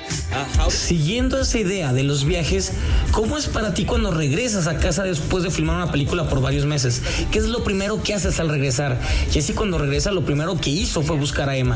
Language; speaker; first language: Spanish; native; Spanish